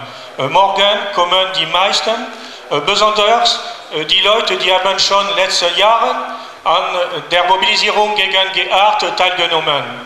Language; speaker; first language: German; non-native, learner; French